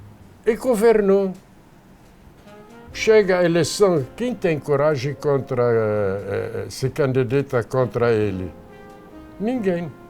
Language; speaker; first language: Portuguese; non-native, fluent; Arabic